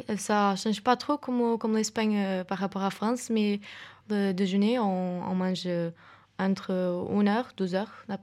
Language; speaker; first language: French; non-native, fluent; Portuguese